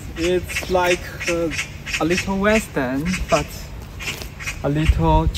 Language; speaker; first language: English; non-native, local second language; Chinese